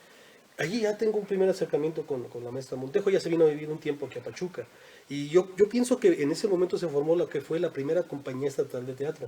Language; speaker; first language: Spanish; native; Spanish